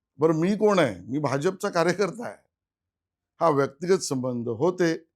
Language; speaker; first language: Marathi; native; Marathi